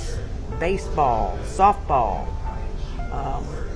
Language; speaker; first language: English; native; English